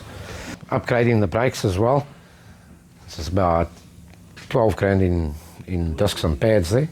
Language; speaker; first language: English; native; English